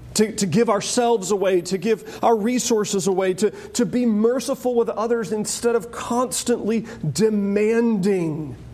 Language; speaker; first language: English; native; English